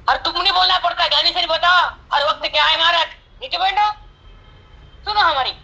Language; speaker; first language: Hindi; non-native, local second language; Marathi